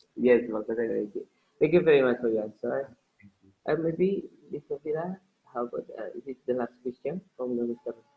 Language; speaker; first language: English; non-native, learner; Indonesian